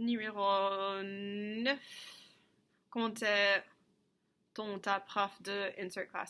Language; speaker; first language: French; non-native, fluent; English